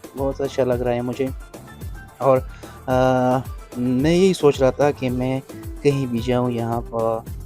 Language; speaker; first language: Hindi; non-native, local second language; Punjabi